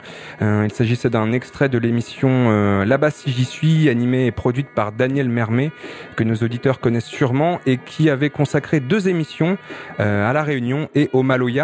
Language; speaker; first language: French; native; French